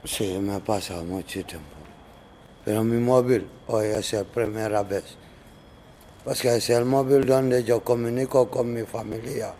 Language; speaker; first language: Spanish; non-native, learner; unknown